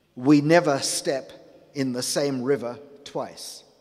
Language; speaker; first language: English; native; English